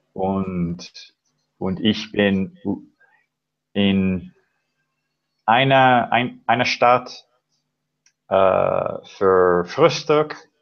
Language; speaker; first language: German; non-native, learner; English